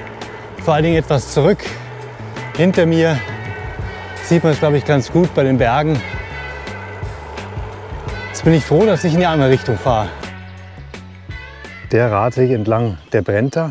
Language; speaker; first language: German; native; German